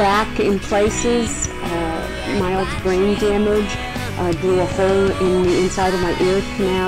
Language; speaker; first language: English; native; English